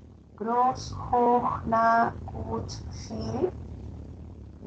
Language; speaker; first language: German; non-native, fluent; Spanish